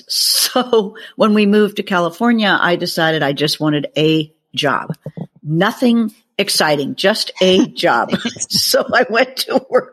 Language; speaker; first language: English; native; English